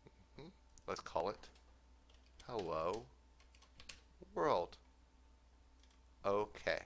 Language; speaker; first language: English; native; English